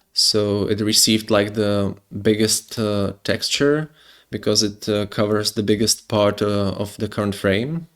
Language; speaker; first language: English; non-native, fluent; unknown